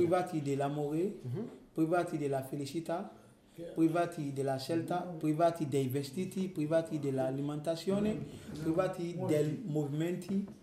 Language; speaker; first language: Italian; non-native, learner; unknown